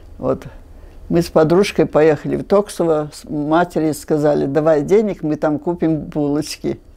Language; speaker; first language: Russian; non-native, local second language; Finnish